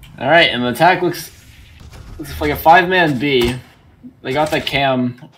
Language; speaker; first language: English; native; English